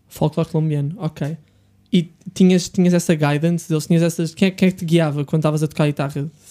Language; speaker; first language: Portuguese; native; Portuguese